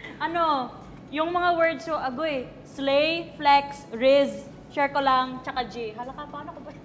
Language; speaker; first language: Filipino; non-native, local second language; Cebuano